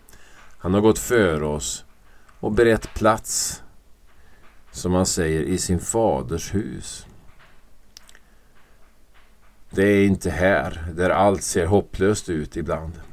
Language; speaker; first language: Swedish; native; Swedish